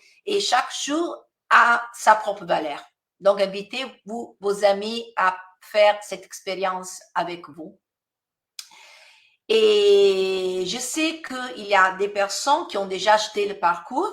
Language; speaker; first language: French; non-native, fluent; Italian